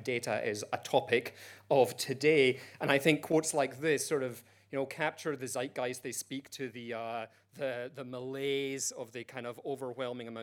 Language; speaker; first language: English; native; English